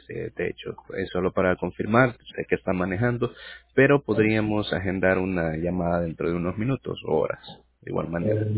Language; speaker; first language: Spanish; native; Spanish